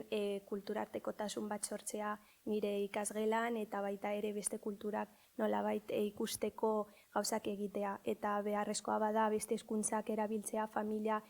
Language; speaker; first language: Basque; early bilingual, other home language; Arabic